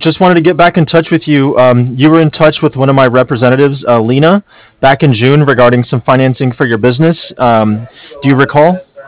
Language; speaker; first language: English; native; English